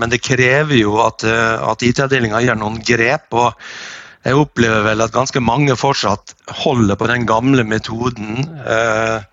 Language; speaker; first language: Norwegian; native; Norwegian